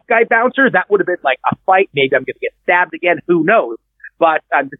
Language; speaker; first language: English; native; English